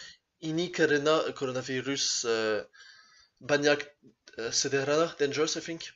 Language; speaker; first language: Indonesian; non-native, learner; French